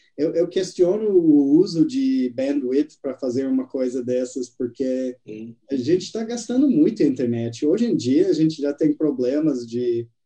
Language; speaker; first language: Portuguese; non-native, fluent; English